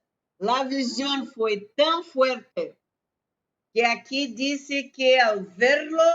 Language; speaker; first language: Spanish; non-native, fluent; Portuguese